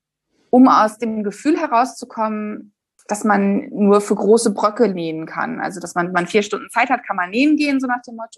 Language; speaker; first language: German; native; German